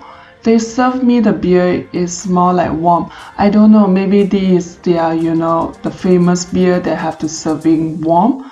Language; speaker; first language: English; non-native, fluent; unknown